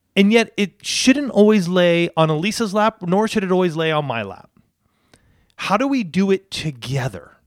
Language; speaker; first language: English; native; English